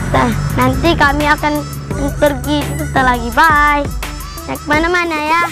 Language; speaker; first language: Indonesian; non-native, learner; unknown